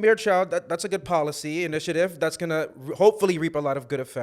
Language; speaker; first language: English; native; English